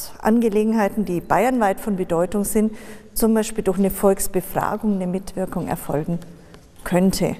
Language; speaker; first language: German; native; German